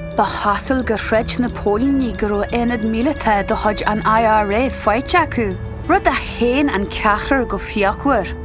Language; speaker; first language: Irish; native; Irish